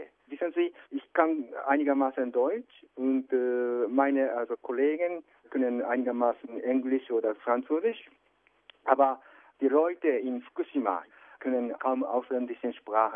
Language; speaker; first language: German; non-native, fluent; Japanese